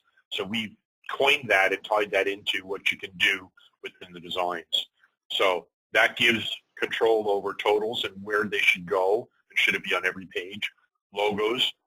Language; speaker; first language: English; native; English